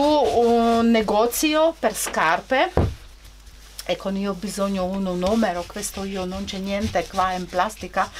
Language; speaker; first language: Italian; non-native, learner; Czech